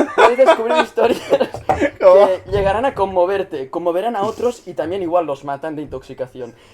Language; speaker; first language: Spanish; non-native, local second language; Catalan